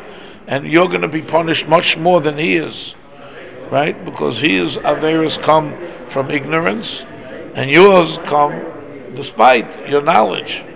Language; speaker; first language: English; native; English